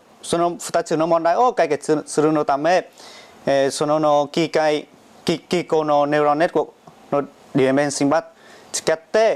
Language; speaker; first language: Japanese; non-native, learner; Vietnamese